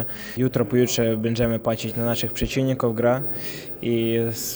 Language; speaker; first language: Polish; non-native, learner; Ukrainian